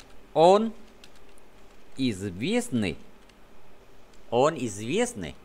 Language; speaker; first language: Russian; non-native, fluent; Vietnamese